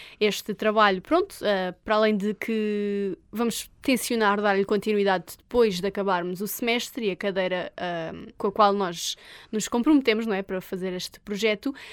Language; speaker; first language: Portuguese; native; Portuguese